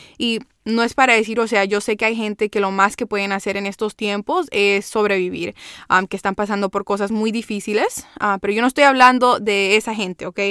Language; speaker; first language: Spanish; early bilingual, heritage; Spanish